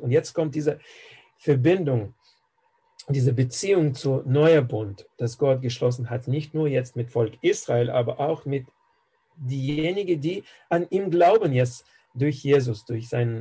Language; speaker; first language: German; non-native, fluent; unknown